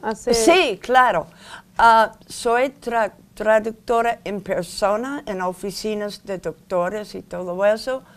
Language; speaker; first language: Spanish; non-native, fluent; English